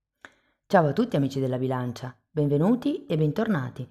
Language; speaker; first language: Italian; native; Italian